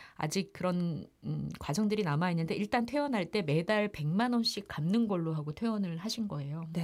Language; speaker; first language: Korean; native; Korean